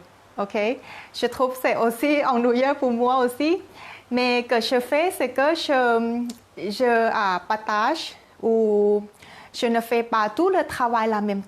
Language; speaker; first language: French; non-native, learner; Thai